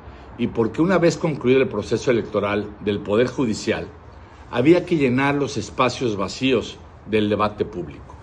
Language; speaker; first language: Spanish; native; Spanish